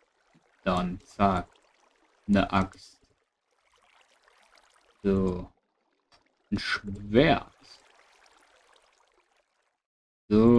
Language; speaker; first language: German; native; German